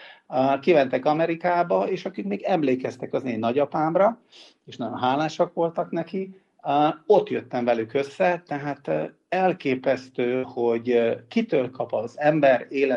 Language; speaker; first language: Hungarian; non-native, local second language; Serbian